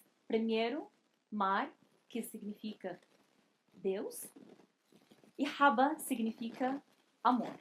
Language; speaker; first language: Portuguese; non-native, fluent; Arabic